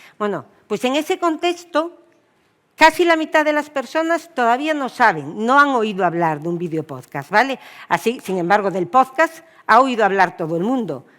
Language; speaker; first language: Spanish; native; Spanish